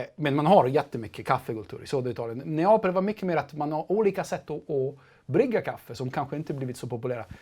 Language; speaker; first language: Swedish; non-native, fluent; Italian